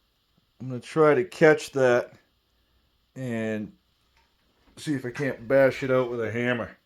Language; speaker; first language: English; native; English